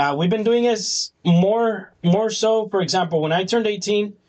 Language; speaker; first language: English; early bilingual, other home language; Spanish